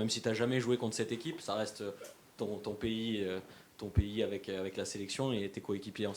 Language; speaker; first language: French; native; French